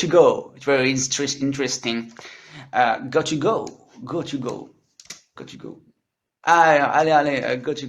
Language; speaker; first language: English; non-native, learner; French